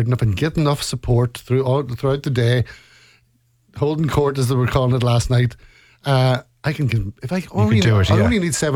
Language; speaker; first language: English; native; English